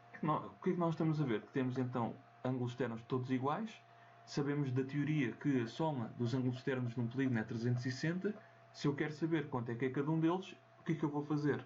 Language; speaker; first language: Portuguese; native; Portuguese